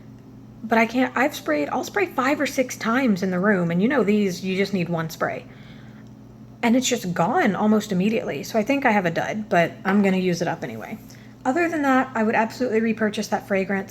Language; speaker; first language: English; native; English